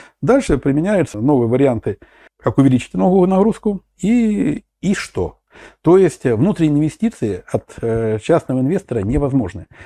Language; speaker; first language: Russian; native; Russian